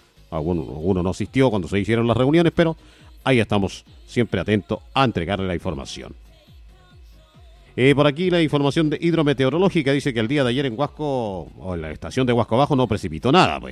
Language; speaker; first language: Spanish; native; Spanish